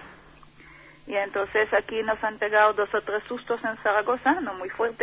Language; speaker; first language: Spanish; non-native, fluent; Hebrew